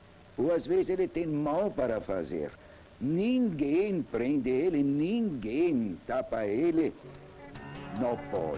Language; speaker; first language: Portuguese; non-native, learner; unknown